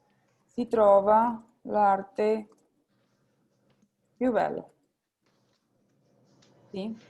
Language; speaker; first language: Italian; non-native, fluent; Spanish